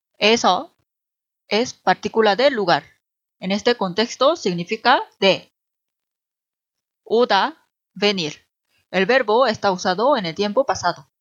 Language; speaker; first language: Spanish; non-native, fluent; Korean